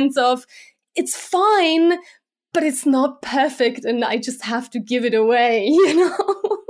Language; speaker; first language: English; non-native, fluent; Slovak